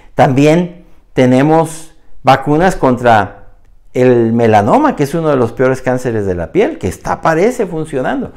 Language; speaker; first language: Spanish; native; Spanish